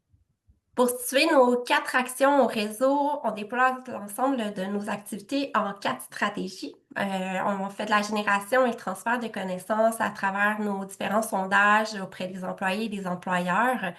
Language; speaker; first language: French; native; French